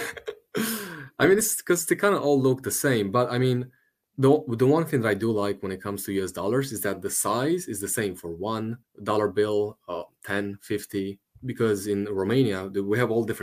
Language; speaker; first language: English; non-native, fluent; Romanian